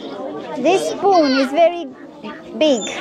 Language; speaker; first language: English; non-native, learner; Romanian